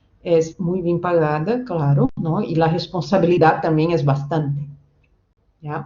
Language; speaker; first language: Spanish; non-native, fluent; Portuguese